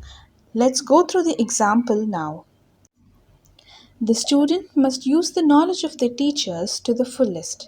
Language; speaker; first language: English; non-native, local second language; Tamil